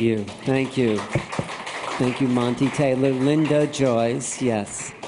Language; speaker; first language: English; native; English